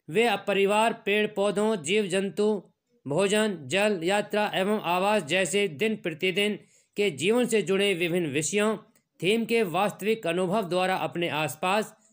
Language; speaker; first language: Hindi; native; Hindi